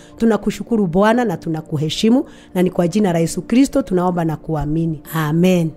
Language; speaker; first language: Swahili; non-native, local second language; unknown